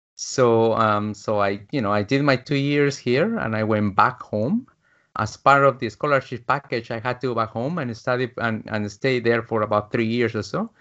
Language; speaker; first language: English; non-native, fluent; Spanish